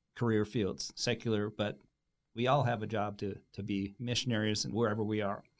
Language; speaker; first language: English; native; English